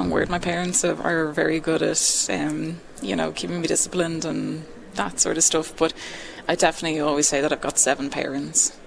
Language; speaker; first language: English; native; English